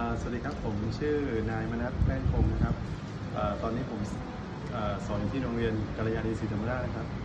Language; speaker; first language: Thai; native; Thai